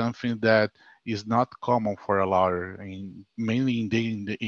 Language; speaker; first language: English; non-native, fluent; Portuguese